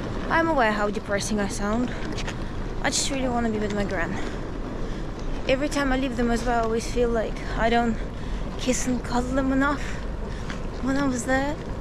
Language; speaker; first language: English; non-native, fluent; Russian